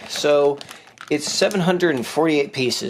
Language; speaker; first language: English; native; English